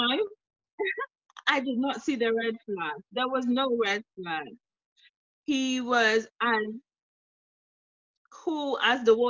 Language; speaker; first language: English; non-native, local second language; Akan